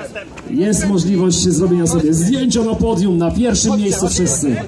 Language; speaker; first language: Polish; native; Polish